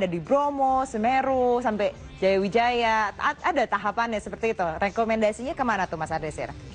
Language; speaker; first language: Indonesian; native; Indonesian